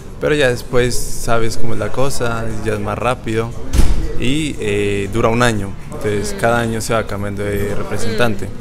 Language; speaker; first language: Spanish; native; Spanish